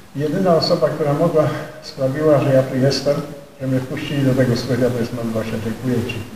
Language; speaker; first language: Polish; native; Polish